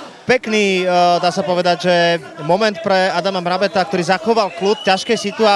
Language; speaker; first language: Slovak; native; Slovak